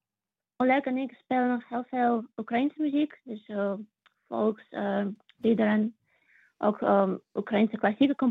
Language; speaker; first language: Dutch; non-native, fluent; Russian